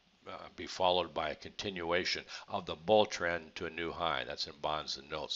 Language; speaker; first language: English; native; English